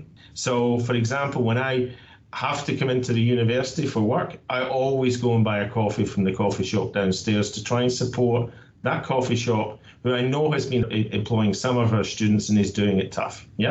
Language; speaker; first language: English; native; English